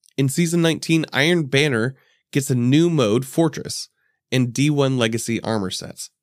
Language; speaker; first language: English; native; English